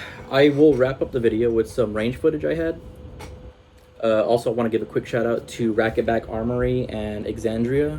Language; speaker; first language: English; native; English